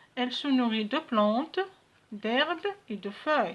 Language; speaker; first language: French; non-native, local second language; Arabic